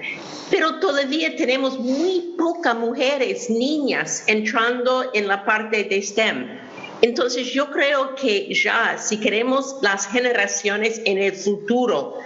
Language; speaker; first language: Spanish; non-native, fluent; English